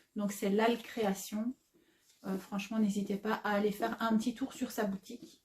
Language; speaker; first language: French; native; French